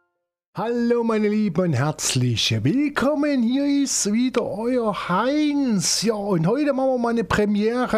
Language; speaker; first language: German; native; German